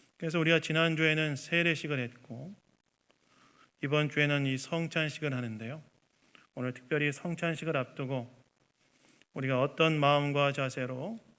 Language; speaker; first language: Korean; native; Korean